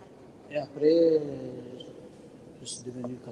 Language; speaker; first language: French; non-native, learner; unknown